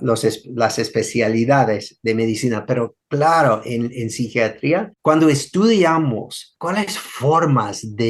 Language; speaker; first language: Spanish; non-native, fluent; English